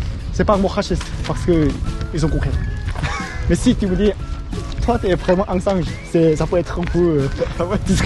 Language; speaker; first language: French; non-native, learner; Korean